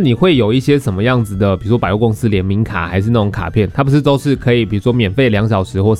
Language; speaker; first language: Chinese; native; Chinese